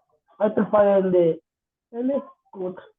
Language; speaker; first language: English; non-native, learner; Spanish